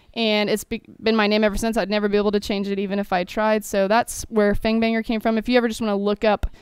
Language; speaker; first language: English; native; English